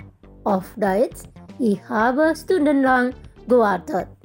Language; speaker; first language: German; non-native, fluent; Indonesian